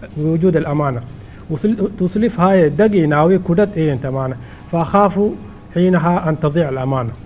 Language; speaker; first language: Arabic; non-native, local second language; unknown